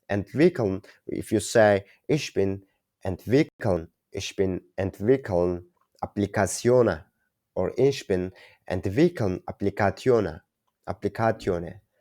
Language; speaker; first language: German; non-native, learner; Turkish